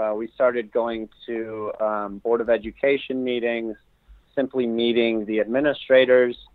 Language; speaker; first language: English; native; English